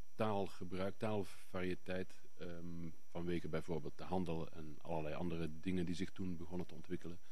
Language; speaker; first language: Dutch; native; Dutch